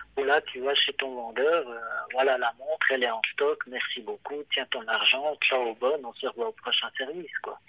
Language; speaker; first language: French; native; French